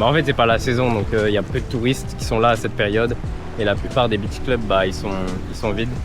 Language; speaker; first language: French; native; French